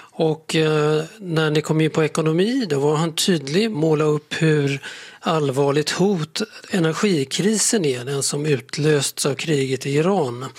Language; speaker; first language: Swedish; native; Swedish